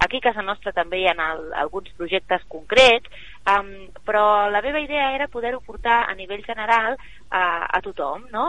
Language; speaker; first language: Catalan; native; Catalan